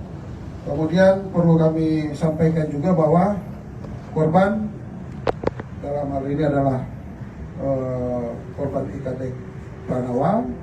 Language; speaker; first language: Indonesian; native; Indonesian